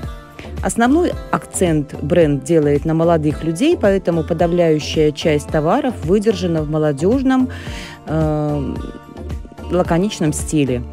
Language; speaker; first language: Russian; native; Russian